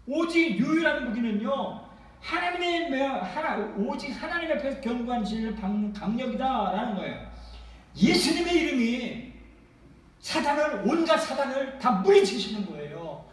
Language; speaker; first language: Korean; native; Korean